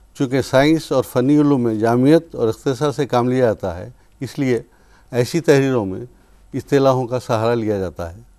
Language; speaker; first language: Urdu; native; Urdu